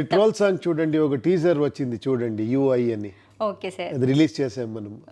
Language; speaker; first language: Telugu; non-native, local second language; Kannada